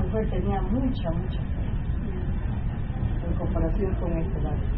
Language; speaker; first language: Spanish; native; Spanish